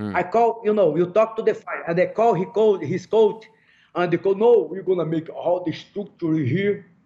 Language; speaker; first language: English; non-native, fluent; Portuguese